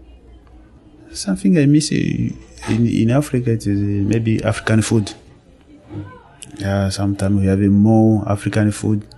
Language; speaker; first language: English; non-native, learner; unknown